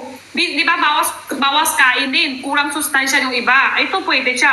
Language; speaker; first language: Filipino; non-native, local second language; Cebuano